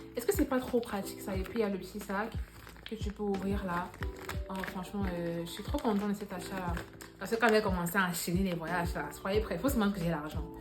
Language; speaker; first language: French; native; French